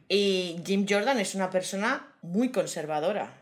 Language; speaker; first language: Spanish; native; Spanish